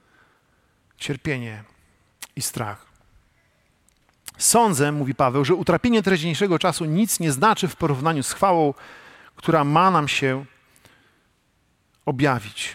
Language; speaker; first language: Polish; native; Polish